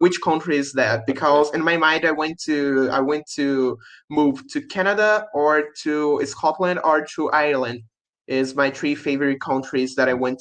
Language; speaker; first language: English; non-native, learner; Portuguese